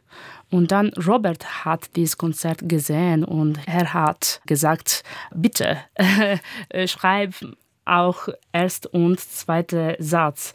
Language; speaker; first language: German; non-native, learner; Italian